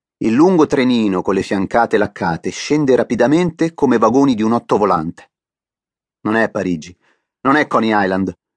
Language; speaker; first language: Italian; native; Italian